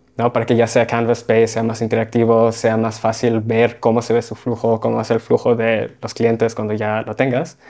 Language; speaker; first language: Spanish; early bilingual, heritage; Spanish